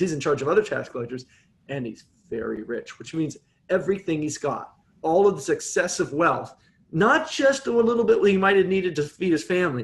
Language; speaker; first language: English; native; English